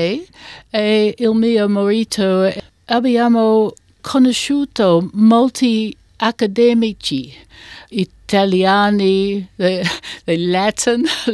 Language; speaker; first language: Italian; non-native, learner; English